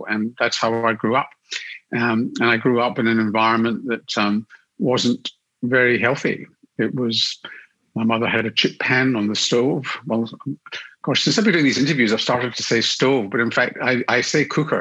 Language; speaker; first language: English; native; English